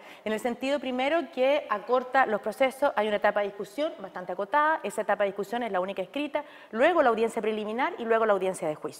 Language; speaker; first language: Spanish; native; Spanish